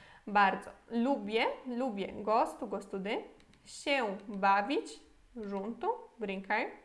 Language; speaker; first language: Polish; non-native, fluent; Portuguese